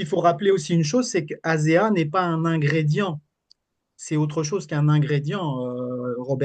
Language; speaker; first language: French; native; French